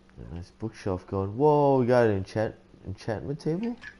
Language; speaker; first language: English; early bilingual, other home language; Chinese